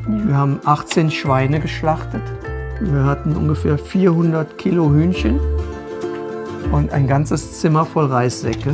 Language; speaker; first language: German; native; German